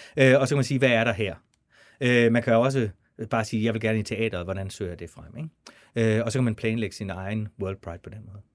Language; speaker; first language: Danish; native; Danish